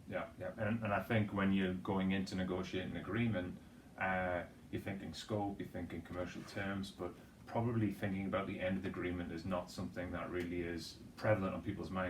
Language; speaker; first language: English; native; English